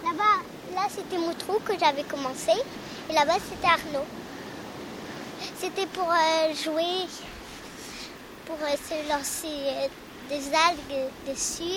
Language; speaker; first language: French; native; French